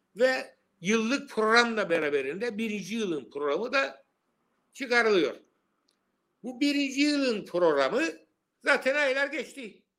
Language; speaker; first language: Turkish; native; Turkish